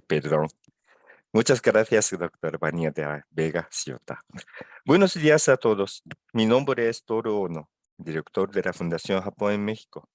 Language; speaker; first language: Spanish; non-native, fluent; Japanese